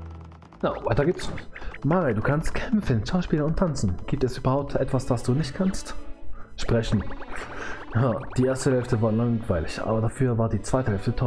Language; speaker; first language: German; native; German